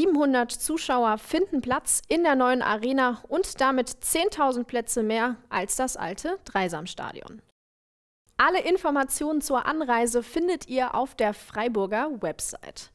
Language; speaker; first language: German; native; German